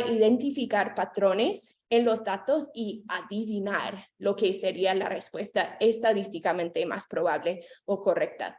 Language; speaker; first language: Spanish; non-native, fluent; English